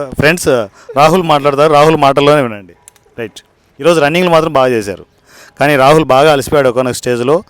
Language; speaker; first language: Telugu; native; Telugu